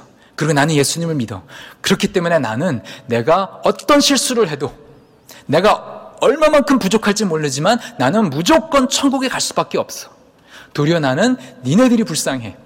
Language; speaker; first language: Korean; native; Korean